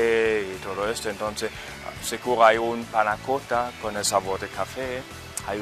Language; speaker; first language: Spanish; non-native, fluent; German